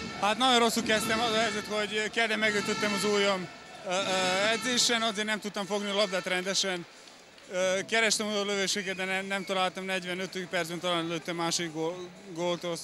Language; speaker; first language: Hungarian; non-native, fluent; Serbian